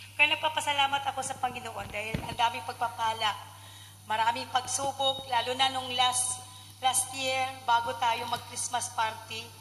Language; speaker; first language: Filipino; native; Filipino